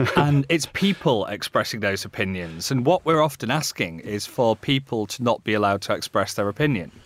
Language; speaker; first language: English; native; English